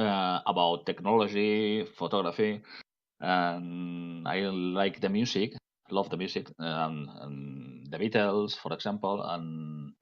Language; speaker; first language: English; non-native, learner; Catalan